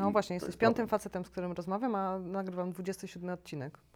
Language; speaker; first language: Polish; native; Polish